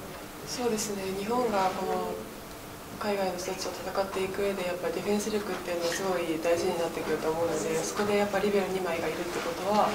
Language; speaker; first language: Japanese; native; Japanese